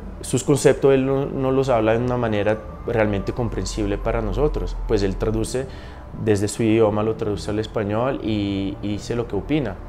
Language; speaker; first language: Spanish; non-native, fluent; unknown